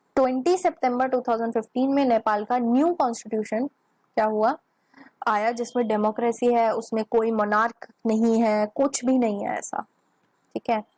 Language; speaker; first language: Hindi; native; Hindi